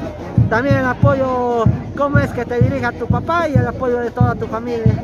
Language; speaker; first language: Spanish; native; Spanish